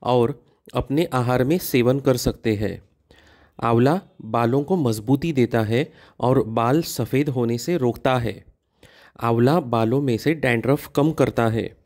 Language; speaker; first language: Hindi; non-native, local second language; Marathi